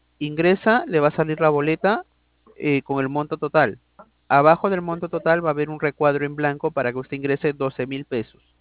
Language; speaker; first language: Spanish; native; Spanish